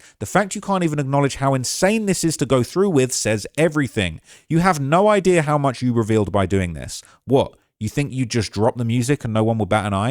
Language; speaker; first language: English; native; English